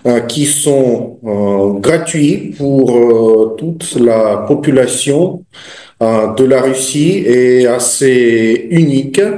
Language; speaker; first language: French; non-native, fluent; Russian